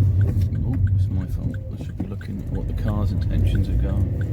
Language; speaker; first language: English; native; English